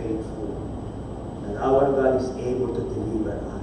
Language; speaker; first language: English; non-native, local second language; Filipino